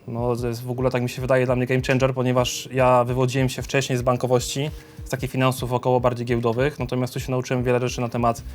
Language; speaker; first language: Polish; native; Polish